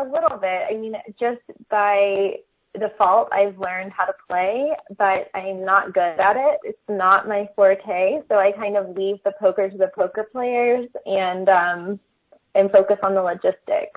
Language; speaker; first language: English; native; English